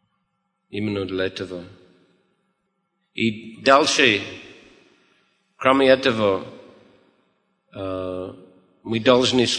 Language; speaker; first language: Russian; non-native, fluent; English